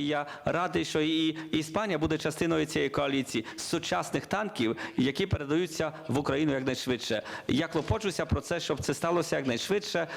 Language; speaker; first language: Ukrainian; non-native, learner; Polish